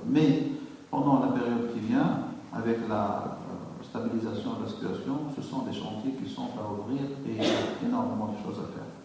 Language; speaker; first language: French; non-native, local second language; Arabic